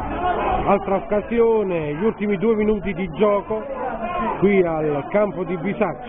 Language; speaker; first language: Italian; native; Italian